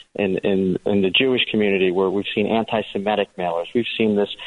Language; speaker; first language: English; early bilingual, other home language; Hindi